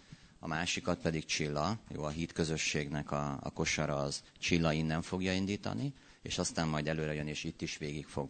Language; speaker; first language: Hungarian; native; Hungarian